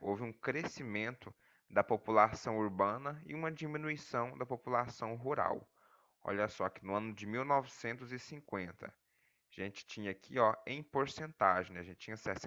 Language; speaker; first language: Portuguese; native; Portuguese